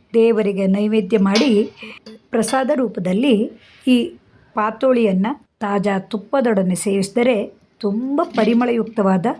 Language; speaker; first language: Kannada; non-native, local second language; Konkani